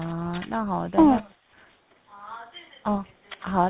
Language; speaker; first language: Chinese; non-native, fluent; Korean